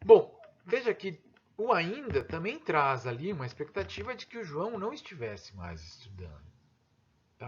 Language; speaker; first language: Portuguese; native; Portuguese